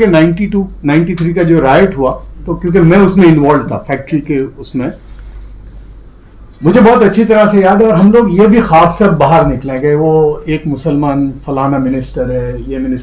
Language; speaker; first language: Hindi; native; Hindi